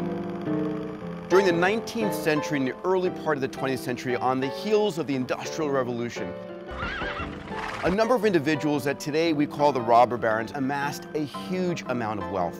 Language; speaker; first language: English; native; English